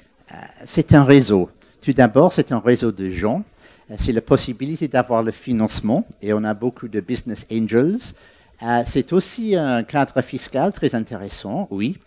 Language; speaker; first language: French; non-native, fluent; English